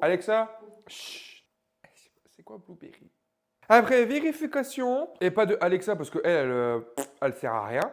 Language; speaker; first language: French; native; French